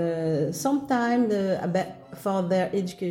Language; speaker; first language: English; non-native, local second language; Morisyen